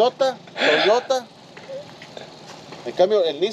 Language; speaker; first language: Spanish; native; Spanish